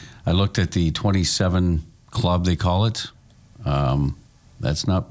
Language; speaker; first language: English; native; English